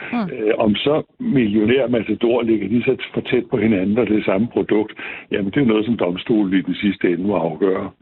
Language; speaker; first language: Danish; native; Danish